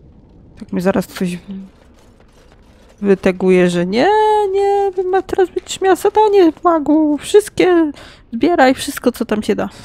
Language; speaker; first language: Polish; native; Polish